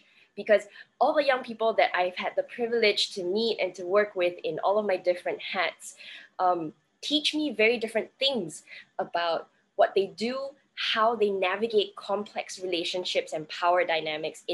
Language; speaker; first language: English; native; English